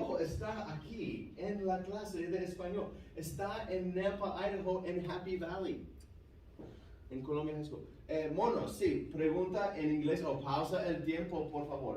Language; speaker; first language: Spanish; non-native, fluent; English